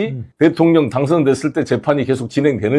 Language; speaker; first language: Korean; native; Korean